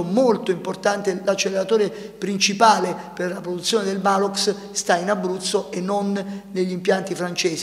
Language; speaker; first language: Italian; native; Italian